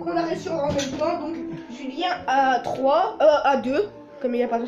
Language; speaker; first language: French; native; French